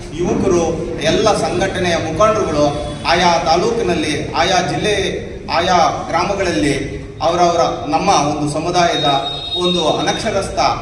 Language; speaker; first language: Kannada; native; Kannada